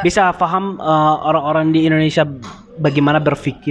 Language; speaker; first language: Indonesian; non-native, learner; Arabic